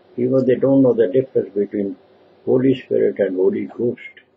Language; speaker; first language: English; non-native, local second language; Punjabi